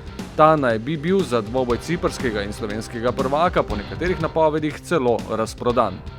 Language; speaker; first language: Slovenian; native; Slovenian